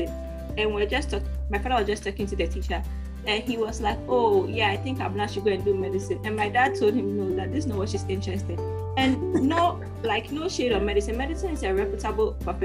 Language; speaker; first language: English; non-native, local second language; Akan